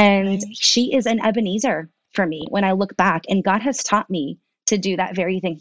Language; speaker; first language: English; early bilingual, other home language; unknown